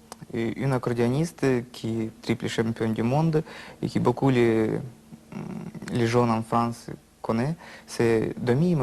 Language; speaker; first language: French; non-native, learner; Russian